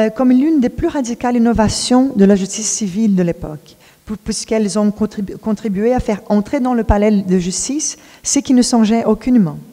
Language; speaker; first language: French; non-native, fluent; Portuguese